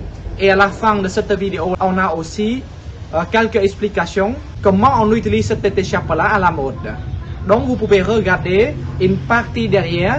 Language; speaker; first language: French; non-native, fluent; Khmer